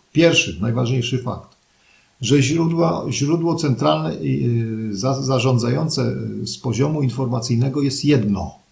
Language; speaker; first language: Polish; native; Polish